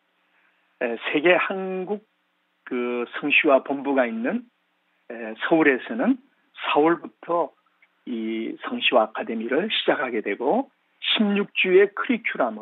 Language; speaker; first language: Korean; native; Korean